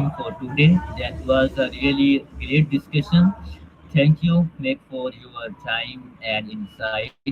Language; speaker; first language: English; non-native, learner; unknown